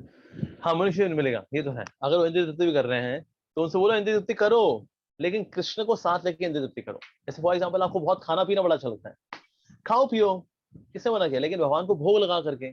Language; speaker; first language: Hindi; native; Hindi